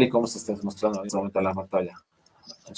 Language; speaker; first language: Spanish; native; Spanish